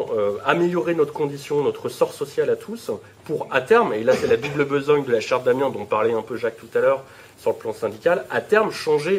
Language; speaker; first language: French; native; French